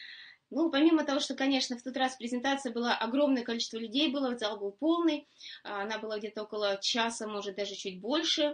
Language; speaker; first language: Russian; native; Russian